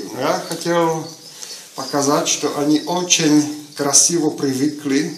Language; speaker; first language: Russian; non-native, fluent; Czech